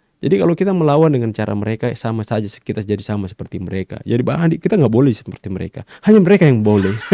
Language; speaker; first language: Indonesian; native; Indonesian